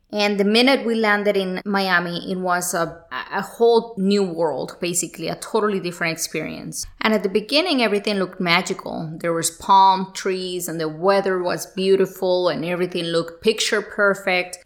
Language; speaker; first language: English; early bilingual, other home language; Spanish